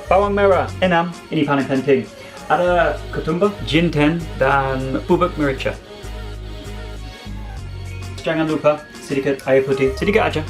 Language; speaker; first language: Indonesian; non-native, fluent; English